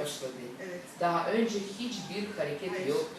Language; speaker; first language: Turkish; non-native, learner; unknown